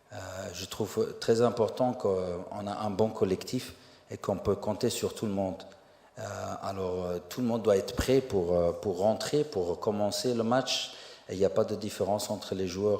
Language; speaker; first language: French; non-native, fluent; Arabic